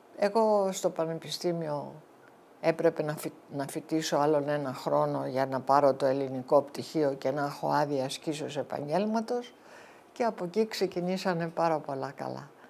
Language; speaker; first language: Greek; early bilingual, heritage; Greek